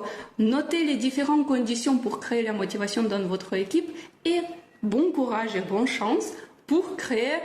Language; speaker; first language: French; non-native, fluent; Russian